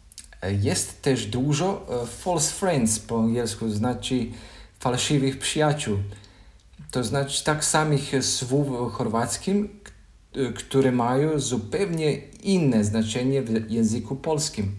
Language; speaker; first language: Polish; non-native, learner; Croatian